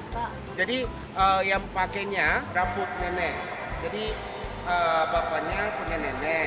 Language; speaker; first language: Indonesian; non-native, fluent; Japanese